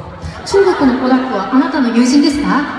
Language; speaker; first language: Japanese; native; Japanese